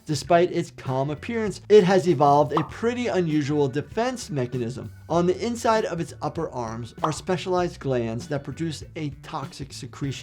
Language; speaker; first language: English; native; English